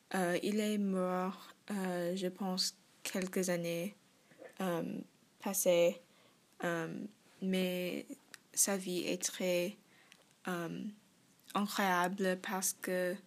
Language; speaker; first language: French; non-native, learner; English